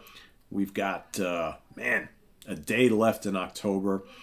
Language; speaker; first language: English; native; English